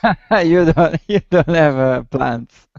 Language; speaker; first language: English; non-native, learner; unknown